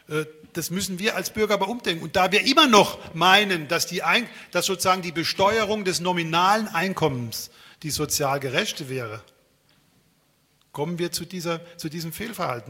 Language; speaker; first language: German; native; German